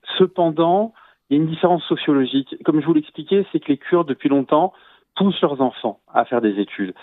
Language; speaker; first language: French; native; French